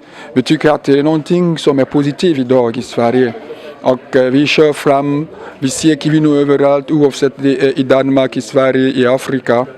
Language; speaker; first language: Swedish; non-native, fluent; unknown